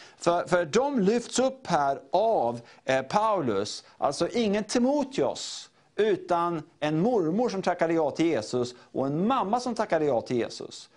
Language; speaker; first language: Swedish; native; Swedish